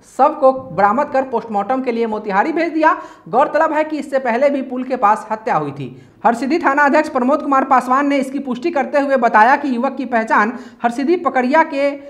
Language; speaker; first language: Hindi; native; Hindi